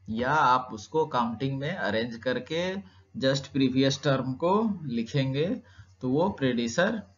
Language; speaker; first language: Hindi; native; Hindi